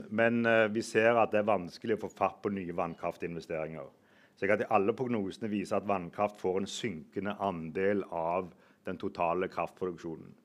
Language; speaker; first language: Norwegian; native; Norwegian